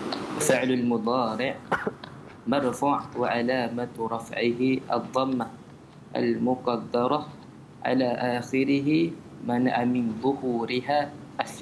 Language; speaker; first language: Arabic; non-native, learner; Malay